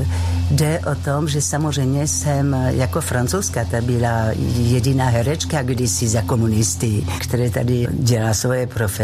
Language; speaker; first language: Czech; non-native, fluent; French